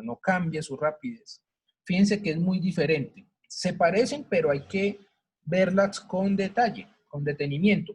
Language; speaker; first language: Spanish; native; Spanish